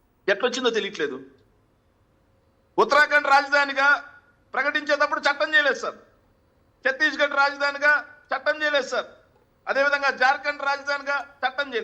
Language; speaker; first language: Telugu; native; Telugu